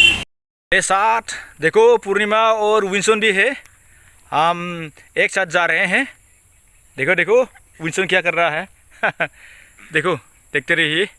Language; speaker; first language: Hindi; non-native, local second language; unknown